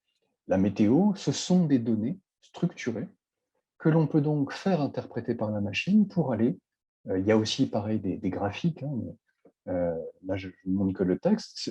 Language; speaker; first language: French; native; French